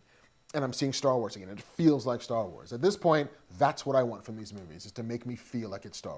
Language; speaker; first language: English; native; English